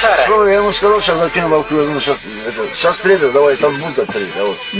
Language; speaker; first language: Russian; non-native, local second language; Tajik